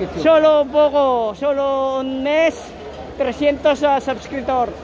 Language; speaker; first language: Spanish; non-native, learner; Filipino